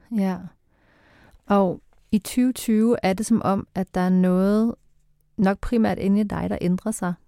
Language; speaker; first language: Danish; native; Danish